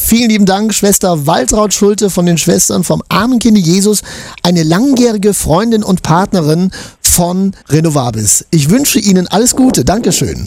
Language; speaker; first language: German; native; German